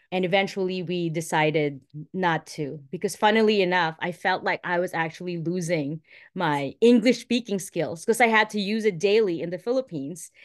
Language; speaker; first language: English; non-native, local second language; Filipino